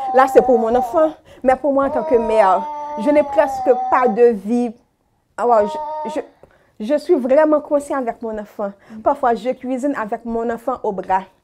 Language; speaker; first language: French; non-native, local second language; Haitian Creole